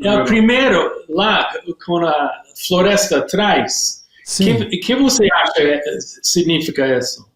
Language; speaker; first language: Portuguese; non-native, learner; English